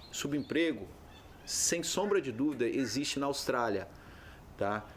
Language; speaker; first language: Portuguese; native; Portuguese